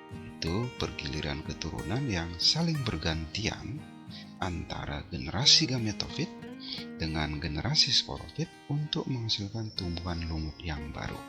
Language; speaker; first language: Indonesian; native; Indonesian